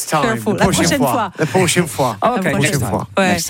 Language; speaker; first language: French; non-native, learner; English